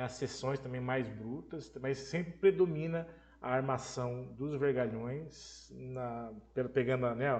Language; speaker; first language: Portuguese; native; Portuguese